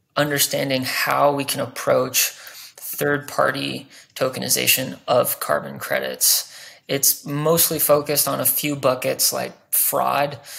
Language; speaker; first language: English; native; English